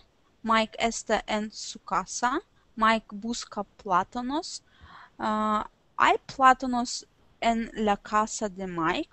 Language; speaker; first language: Spanish; non-native, learner; Russian